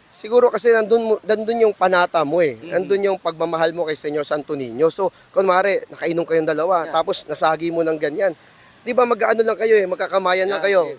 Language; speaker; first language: Filipino; non-native, local second language; Aklanon